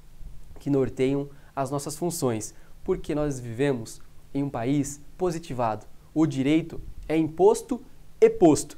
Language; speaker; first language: Portuguese; native; Portuguese